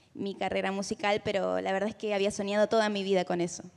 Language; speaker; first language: Spanish; native; Spanish